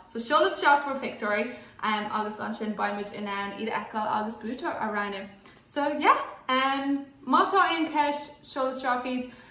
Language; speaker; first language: Irish; non-native, local second language; English